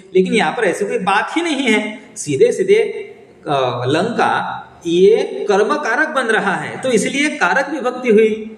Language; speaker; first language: Hindi; non-native, local second language; Marathi